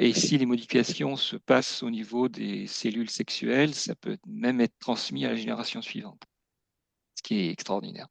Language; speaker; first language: French; native; French